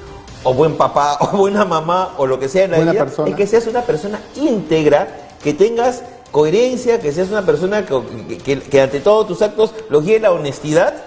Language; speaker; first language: Spanish; native; Spanish